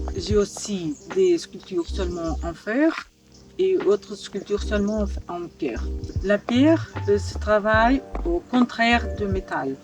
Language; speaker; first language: French; non-native, learner; Portuguese